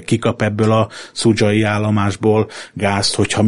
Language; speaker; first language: Hungarian; native; Hungarian